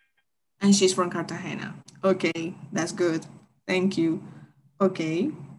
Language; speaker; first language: English; non-native, fluent; Spanish